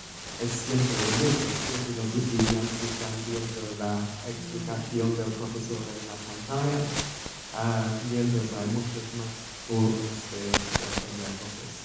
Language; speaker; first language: Spanish; non-native, fluent; English